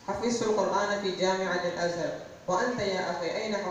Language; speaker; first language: Arabic; non-native, learner; Urdu